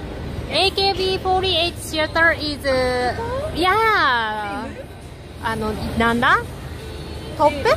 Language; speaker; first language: English; non-native, learner; Japanese